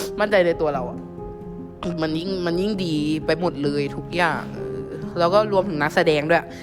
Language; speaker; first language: Thai; native; Thai